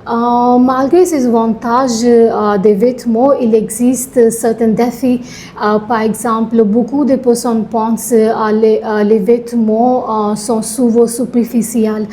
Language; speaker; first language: French; non-native, learner; Punjabi